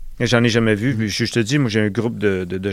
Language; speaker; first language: French; native; French